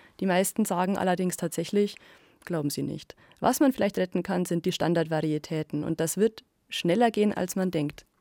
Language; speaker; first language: German; native; German